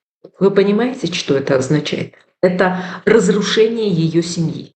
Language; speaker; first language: Russian; native; Russian